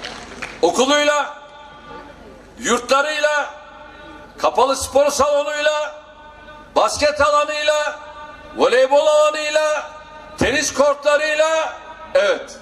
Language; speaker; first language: Turkish; native; Turkish